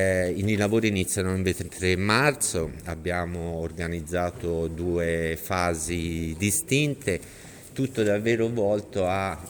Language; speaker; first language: Italian; native; Italian